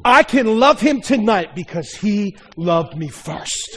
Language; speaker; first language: English; native; English